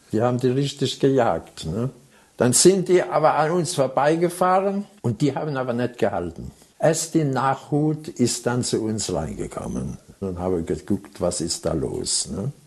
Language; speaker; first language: German; native; German